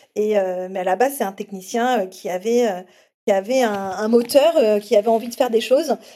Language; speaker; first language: French; native; French